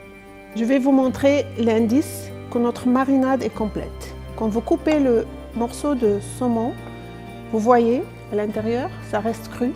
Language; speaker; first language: French; non-native, fluent; Spanish